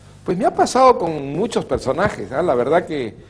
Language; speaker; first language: Spanish; native; Spanish